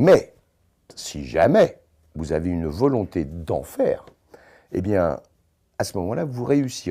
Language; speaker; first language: French; native; French